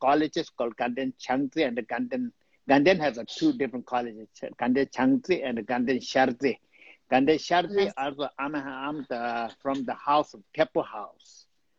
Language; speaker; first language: English; non-native, local second language; Tibetan